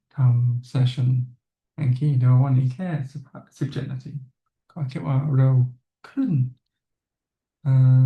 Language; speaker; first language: Thai; non-native, learner; English